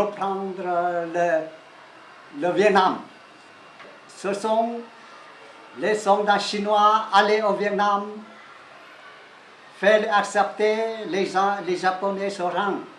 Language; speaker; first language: French; non-native, learner; Chinese